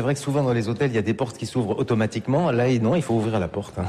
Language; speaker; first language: French; native; French